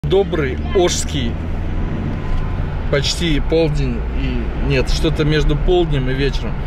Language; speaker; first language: Russian; native; Russian